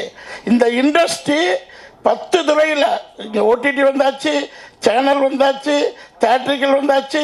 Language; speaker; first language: Tamil; native; Tamil